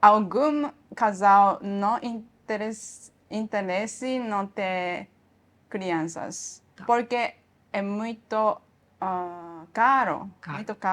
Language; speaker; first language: Portuguese; non-native, learner; Japanese